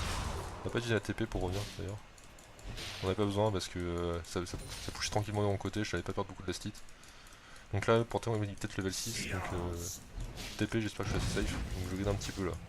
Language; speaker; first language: French; native; French